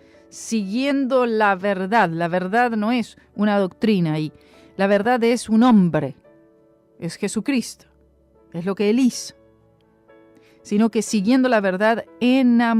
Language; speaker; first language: Spanish; native; Spanish